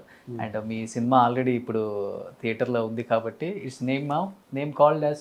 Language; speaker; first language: Telugu; native; Telugu